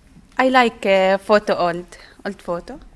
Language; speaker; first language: English; non-native, learner; Arabic